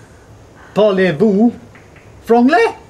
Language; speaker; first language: French; non-native, learner; English